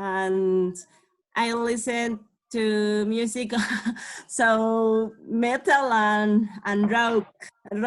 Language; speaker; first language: English; non-native, learner; Spanish